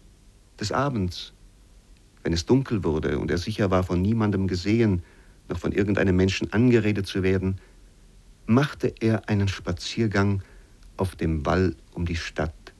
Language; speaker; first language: German; native; German